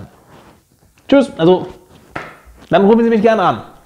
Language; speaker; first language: German; non-native, fluent; Arabic